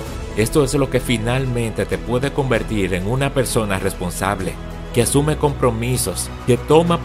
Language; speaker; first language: Spanish; native; Spanish